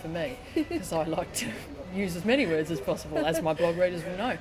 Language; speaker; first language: English; native; English